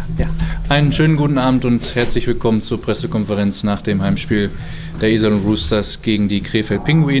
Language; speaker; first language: German; native; German